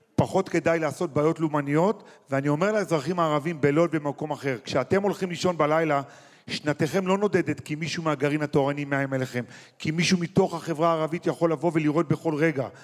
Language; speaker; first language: Hebrew; native; Hebrew